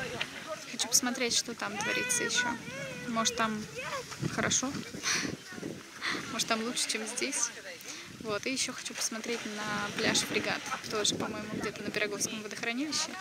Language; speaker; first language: Russian; native; Russian